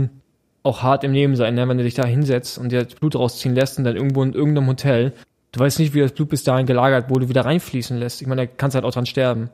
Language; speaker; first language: German; native; German